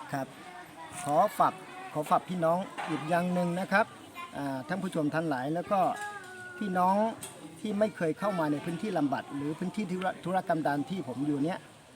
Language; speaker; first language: Thai; non-native, local second language; S'gaw Karen